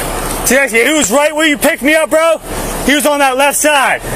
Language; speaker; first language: English; native; English